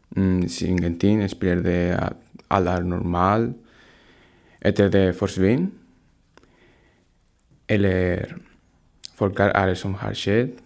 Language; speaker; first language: Norwegian; non-native, learner; Spanish